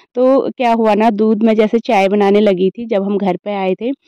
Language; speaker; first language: Hindi; native; Hindi